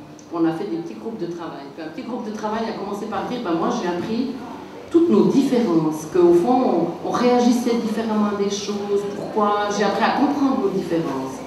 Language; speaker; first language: French; native; French